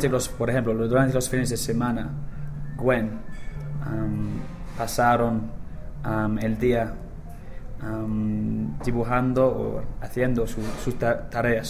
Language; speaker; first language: Spanish; non-native, learner; English